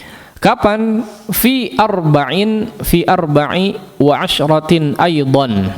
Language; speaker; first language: Arabic; non-native, fluent; Indonesian